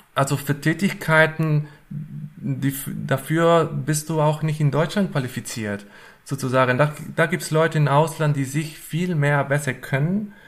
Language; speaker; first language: German; non-native, fluent; Spanish